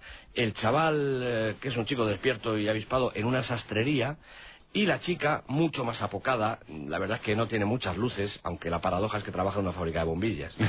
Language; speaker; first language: Spanish; native; Spanish